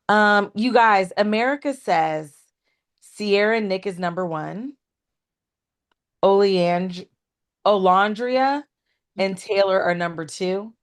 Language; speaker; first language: English; native; English